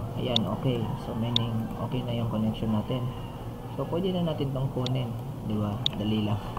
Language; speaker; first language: Filipino; non-native, local second language; Cebuano